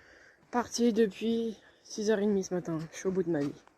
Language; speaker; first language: French; native; French